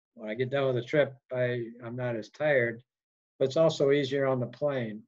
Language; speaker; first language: English; native; English